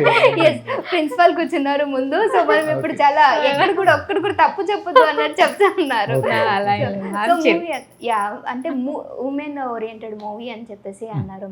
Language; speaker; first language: Telugu; native; Telugu